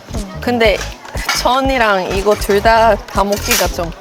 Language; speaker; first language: Korean; non-native, fluent; Swedish